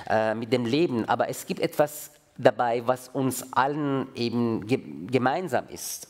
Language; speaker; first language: German; non-native, fluent; Persian